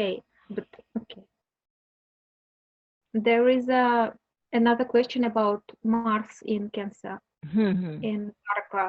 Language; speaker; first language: English; non-native, learner; Russian